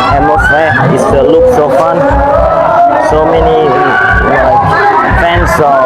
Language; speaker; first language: English; non-native, learner; Thai